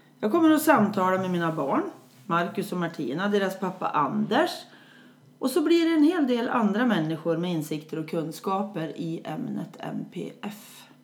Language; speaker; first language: Swedish; native; Swedish